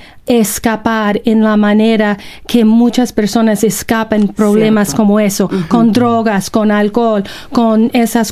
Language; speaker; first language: Spanish; non-native, fluent; English